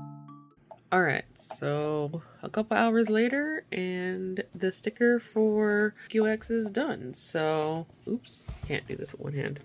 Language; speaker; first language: English; native; English